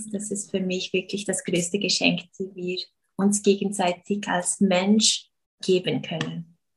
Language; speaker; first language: German; early bilingual, other home language; Portuguese